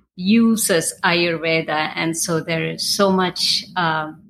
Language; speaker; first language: English; non-native, local second language; Tamil